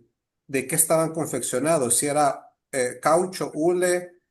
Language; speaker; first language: Spanish; native; Spanish